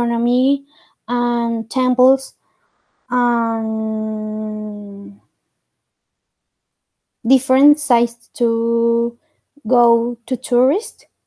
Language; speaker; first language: English; non-native, learner; Spanish